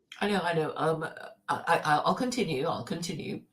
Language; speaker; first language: English; native; English